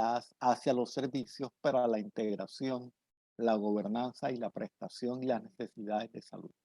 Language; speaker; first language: Spanish; native; Spanish